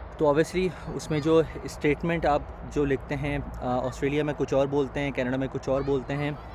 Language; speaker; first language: Urdu; native; Urdu